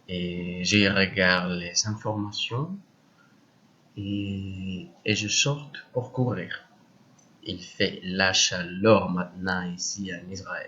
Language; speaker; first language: French; non-native, learner; Spanish